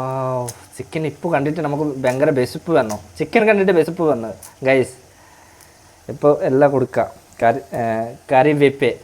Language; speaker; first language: Malayalam; early bilingual, heritage; Malayalam